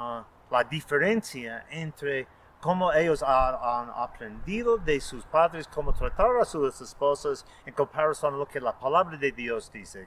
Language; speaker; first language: Spanish; non-native, fluent; English